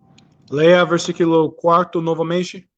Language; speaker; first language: Portuguese; non-native, learner; English